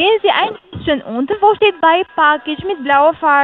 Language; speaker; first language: German; non-native, learner; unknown